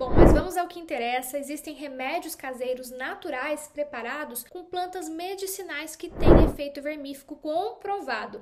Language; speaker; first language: Portuguese; native; Portuguese